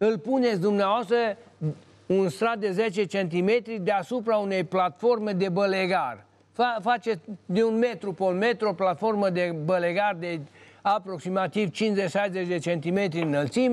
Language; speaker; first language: Romanian; native; Romanian